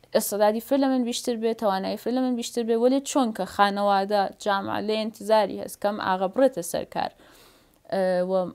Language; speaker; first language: Central Kurdish; native; Central Kurdish